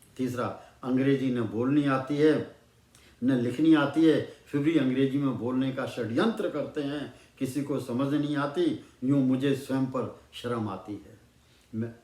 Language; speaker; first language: Hindi; non-native, local second language; Punjabi